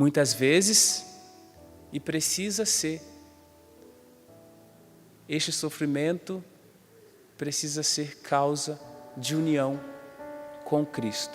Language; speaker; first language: Portuguese; native; Portuguese